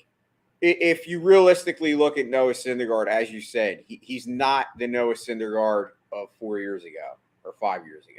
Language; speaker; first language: English; native; English